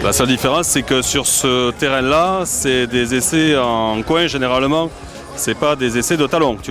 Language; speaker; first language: French; native; French